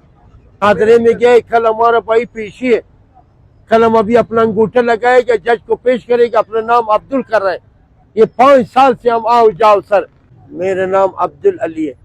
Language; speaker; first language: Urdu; non-native, local second language; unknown